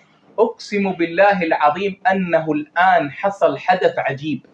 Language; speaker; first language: Arabic; native; Arabic